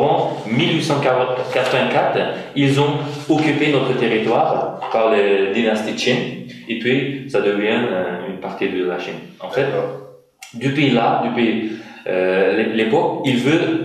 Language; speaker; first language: French; non-native, fluent; Uyghur